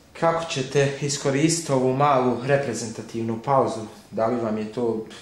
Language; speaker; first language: Croatian; native; Croatian